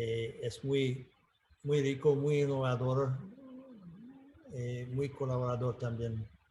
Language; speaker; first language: Spanish; non-native, fluent; English